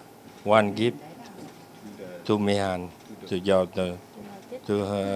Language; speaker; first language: English; non-native, learner; Vietnamese